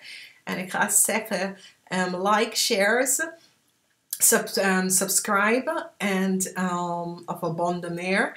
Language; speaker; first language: Dutch; early bilingual, heritage; English